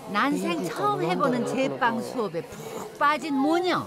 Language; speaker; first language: Korean; native; Korean